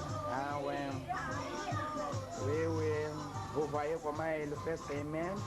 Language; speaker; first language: French; non-native, local second language; Swahili